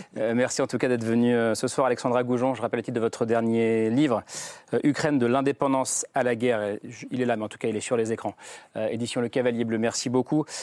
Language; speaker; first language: French; native; French